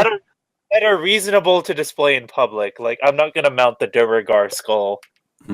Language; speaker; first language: English; native; English